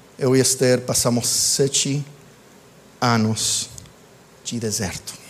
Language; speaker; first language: Portuguese; non-native, fluent; English